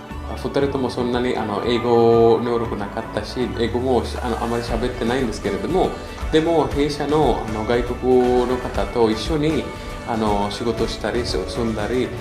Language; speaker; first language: Japanese; non-native, fluent; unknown